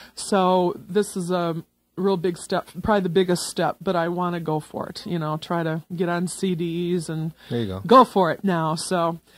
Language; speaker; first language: English; native; English